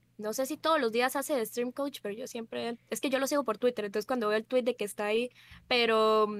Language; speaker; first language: Spanish; native; Spanish